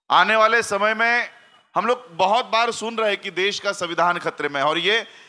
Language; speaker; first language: Hindi; native; Hindi